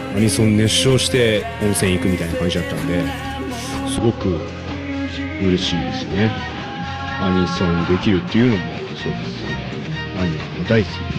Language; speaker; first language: Japanese; native; Japanese